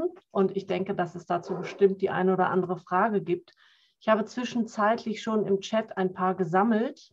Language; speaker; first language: German; native; German